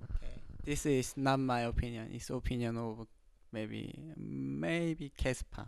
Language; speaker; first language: English; non-native, learner; Korean